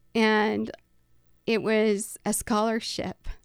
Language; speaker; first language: English; native; English